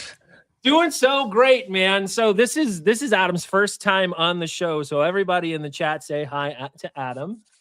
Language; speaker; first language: English; native; English